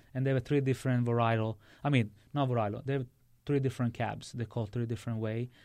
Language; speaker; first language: English; non-native, fluent; Italian